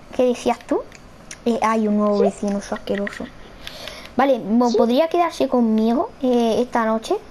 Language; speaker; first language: Spanish; native; Spanish